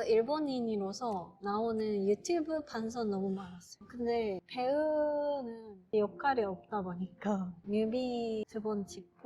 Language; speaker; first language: Korean; non-native, fluent; Japanese